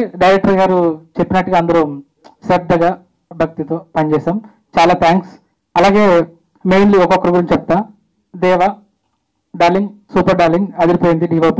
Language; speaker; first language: Telugu; native; Telugu